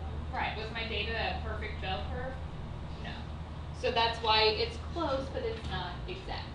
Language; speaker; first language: English; native; English